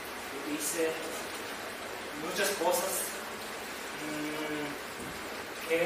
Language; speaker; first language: Spanish; non-native, learner; Japanese